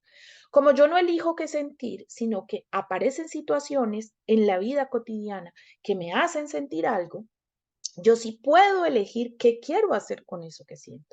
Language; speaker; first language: Spanish; native; Spanish